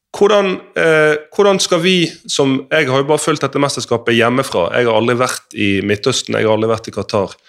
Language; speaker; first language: Norwegian; native; Norwegian